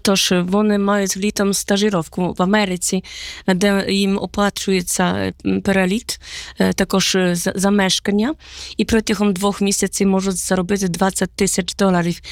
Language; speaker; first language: Polish; non-native, learner; Ukrainian